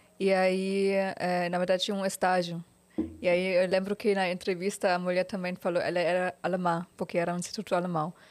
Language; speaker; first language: Portuguese; non-native, fluent; German